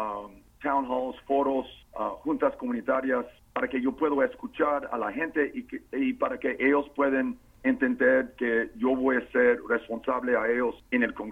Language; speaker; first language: Spanish; non-native, fluent; English